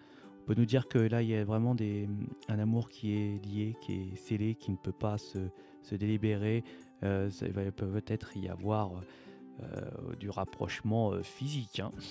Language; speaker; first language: French; native; French